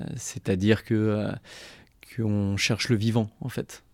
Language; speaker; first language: French; native; French